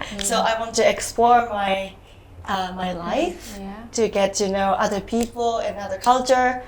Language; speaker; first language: English; non-native, fluent; Japanese